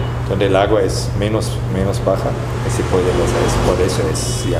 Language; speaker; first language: Spanish; non-native, fluent; German